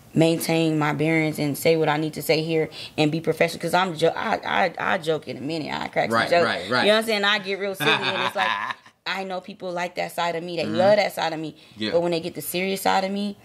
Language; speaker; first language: English; native; English